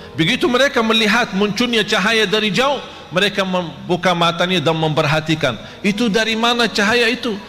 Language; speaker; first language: Malay; non-native, fluent; Arabic